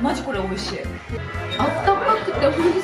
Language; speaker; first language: Japanese; native; Japanese